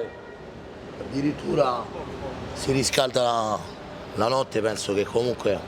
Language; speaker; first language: Italian; native; Italian